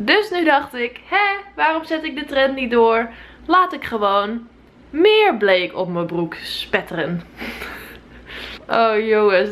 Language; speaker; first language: Dutch; native; Dutch